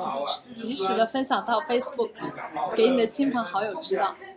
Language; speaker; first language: Chinese; native; Chinese